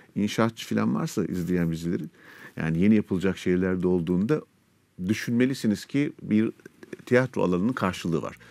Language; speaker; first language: Turkish; native; Turkish